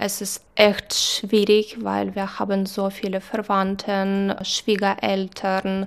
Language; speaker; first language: German; non-native, fluent; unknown